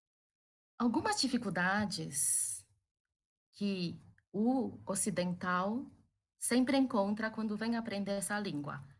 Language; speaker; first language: Portuguese; early bilingual, other home language; Chinese